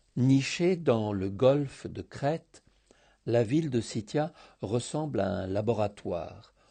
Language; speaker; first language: French; early bilingual, heritage; Greek